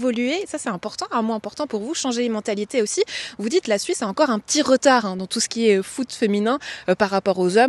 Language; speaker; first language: French; native; French